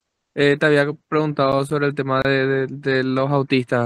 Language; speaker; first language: Spanish; native; Spanish